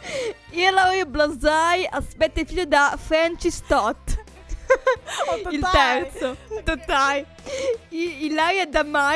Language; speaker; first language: Italian; native; Italian